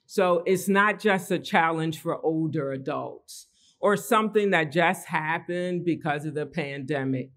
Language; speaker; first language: English; native; English